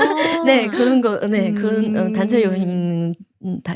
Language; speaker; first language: Korean; non-native, learner; Chinese